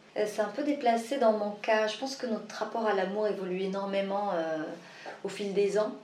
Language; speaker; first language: French; non-native, local second language; Arabic